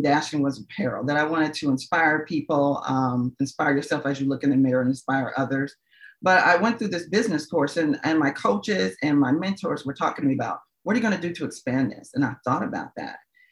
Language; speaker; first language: English; native; English